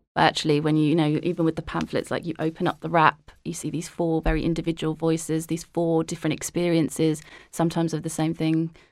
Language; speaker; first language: English; native; English